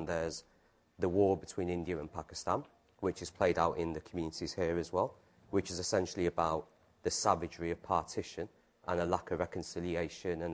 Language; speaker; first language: English; native; English